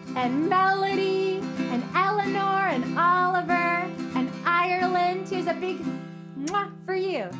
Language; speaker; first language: English; native; English